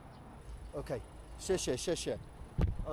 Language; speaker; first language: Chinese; non-native, learner; English